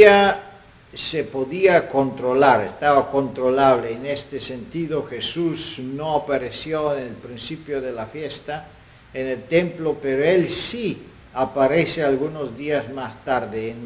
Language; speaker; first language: Spanish; non-native, fluent; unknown